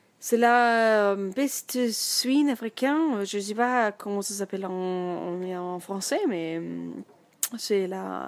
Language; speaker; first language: French; non-native, learner; German